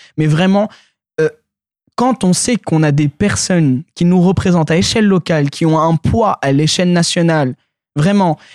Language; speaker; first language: French; early bilingual, other home language; Arabic